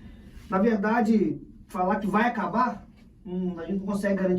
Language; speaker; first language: Portuguese; native; Portuguese